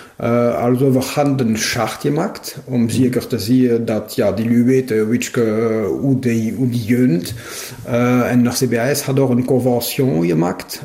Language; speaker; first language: German; non-native, local second language; French